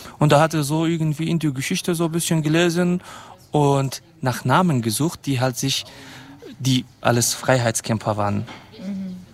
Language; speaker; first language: German; non-native, fluent; Kurdish